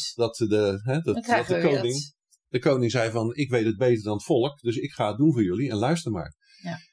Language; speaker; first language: Dutch; native; Dutch